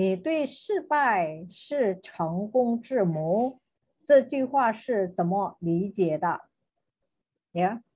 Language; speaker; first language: Chinese; non-native, fluent; Indonesian